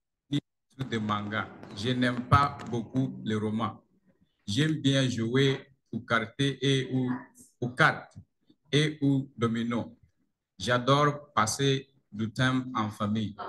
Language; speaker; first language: French; non-native, learner; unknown